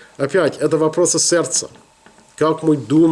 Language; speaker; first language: Russian; non-native, learner; English